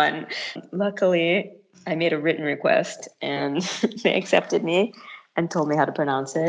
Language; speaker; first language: English; native; English